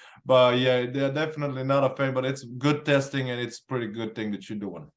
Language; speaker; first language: English; non-native, fluent; Bulgarian